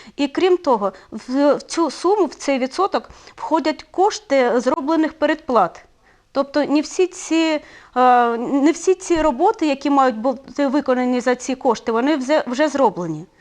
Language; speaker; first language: Ukrainian; non-native, local second language; Russian